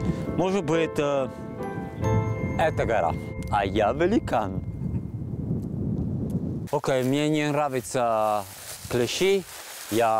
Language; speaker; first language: Russian; non-native, learner; Italian